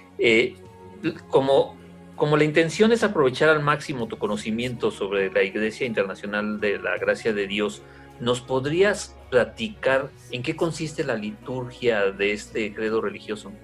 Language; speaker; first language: Spanish; native; Spanish